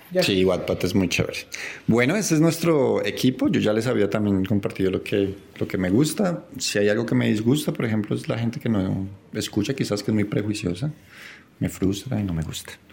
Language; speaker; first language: Spanish; native; Spanish